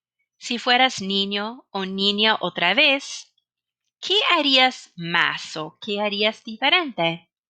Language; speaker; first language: Spanish; non-native, fluent; English